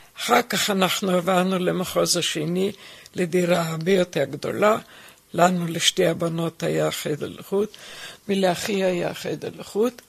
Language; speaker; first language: Hebrew; non-native, fluent; German